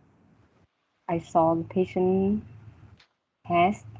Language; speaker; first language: English; non-native, learner; Vietnamese